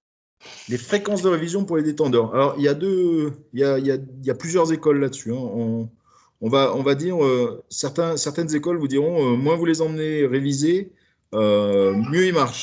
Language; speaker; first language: French; native; French